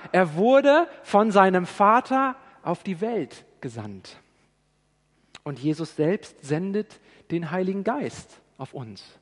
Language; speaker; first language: German; native; German